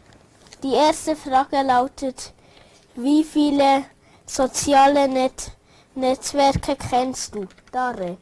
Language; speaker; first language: German; early bilingual, other home language; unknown